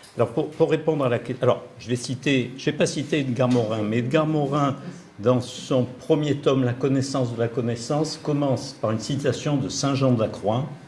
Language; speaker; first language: French; native; French